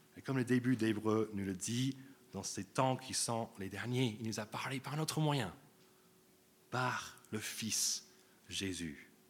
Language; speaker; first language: French; non-native, fluent; English